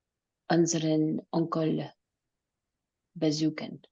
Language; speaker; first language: German; non-native, learner; English